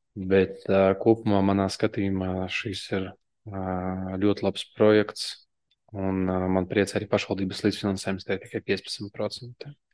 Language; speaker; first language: Latvian; non-native, local second language; Russian